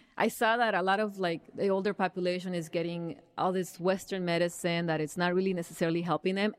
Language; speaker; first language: English; early bilingual, other home language; Spanish